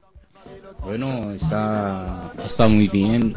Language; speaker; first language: Spanish; non-native, learner; French